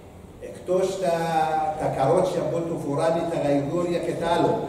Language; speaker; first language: Greek; non-native, learner; Arabic